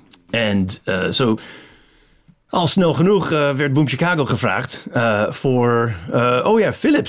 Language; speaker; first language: Dutch; non-native, fluent; English